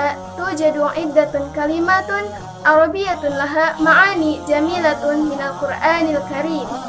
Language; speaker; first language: Arabic; non-native, learner; Indonesian